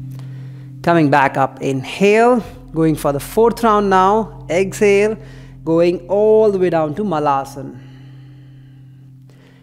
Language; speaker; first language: English; non-native, local second language; Hindi